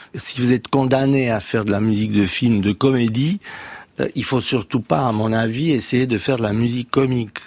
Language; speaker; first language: French; non-native, fluent; Romanian